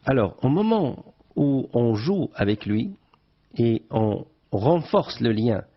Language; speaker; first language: French; non-native, local second language; Arabic